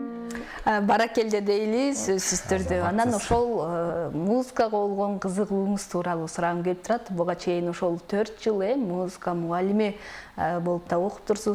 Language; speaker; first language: Kyrgyz; native; Kyrgyz